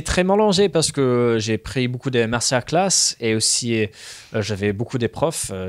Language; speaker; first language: French; non-native, fluent; English